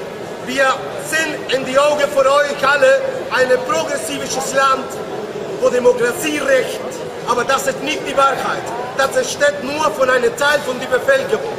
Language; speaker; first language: German; non-native, learner; Spanish